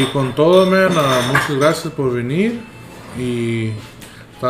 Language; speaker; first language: Spanish; early bilingual, heritage; Spanish